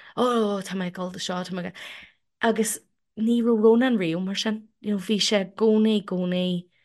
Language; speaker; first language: Irish; non-native, local second language; English